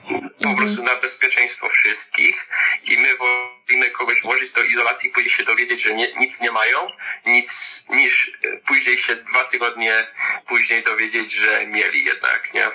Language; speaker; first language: Polish; early bilingual, heritage; Polish